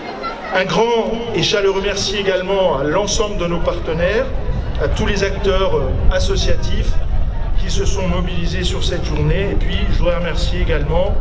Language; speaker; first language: French; native; French